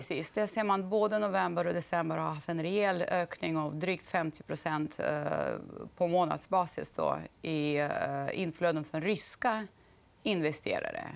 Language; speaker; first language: Swedish; non-native, fluent; Russian